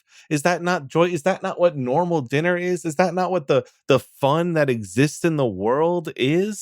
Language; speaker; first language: English; native; English